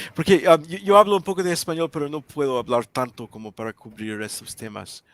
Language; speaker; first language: Spanish; non-native, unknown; English